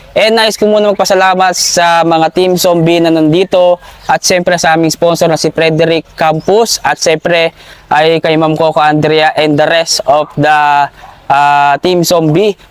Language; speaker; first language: Filipino; native; Filipino